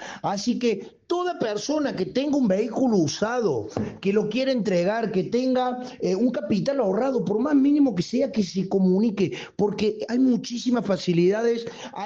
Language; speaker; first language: Spanish; native; Spanish